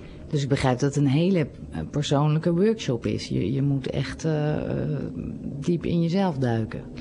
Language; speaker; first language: Dutch; native; Dutch